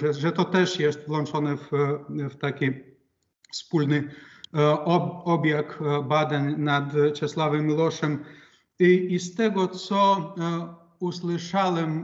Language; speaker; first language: Polish; non-native, fluent; Lithuanian